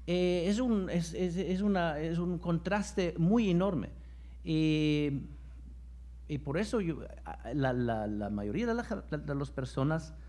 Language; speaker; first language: Spanish; non-native, fluent; German